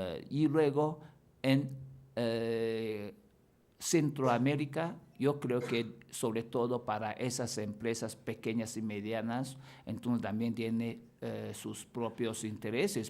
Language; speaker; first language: Spanish; non-native, fluent; Chinese